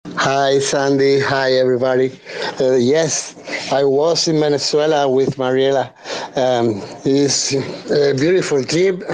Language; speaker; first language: English; non-native, learner; Spanish